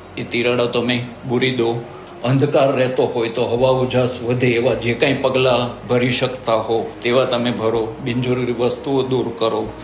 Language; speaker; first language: Gujarati; native; Gujarati